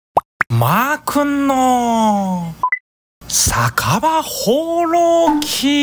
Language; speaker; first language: Japanese; native; Japanese